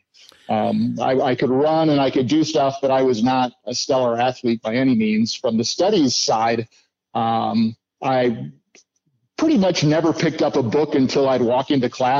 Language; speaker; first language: English; native; English